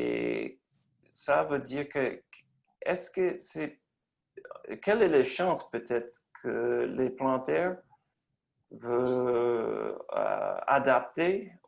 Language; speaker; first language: French; non-native, learner; English